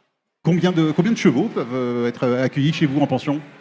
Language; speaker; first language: French; native; French